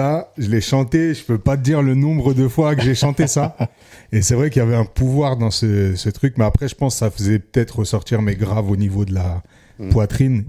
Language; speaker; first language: French; native; French